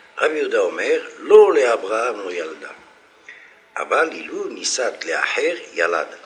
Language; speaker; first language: Hebrew; non-native, fluent; French